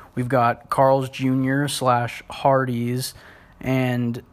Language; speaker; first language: English; native; English